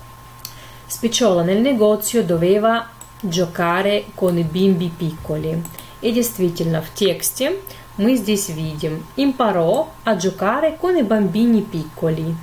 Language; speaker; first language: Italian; non-native, fluent; Russian